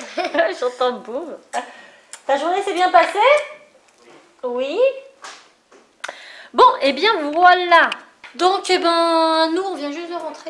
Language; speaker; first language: French; native; French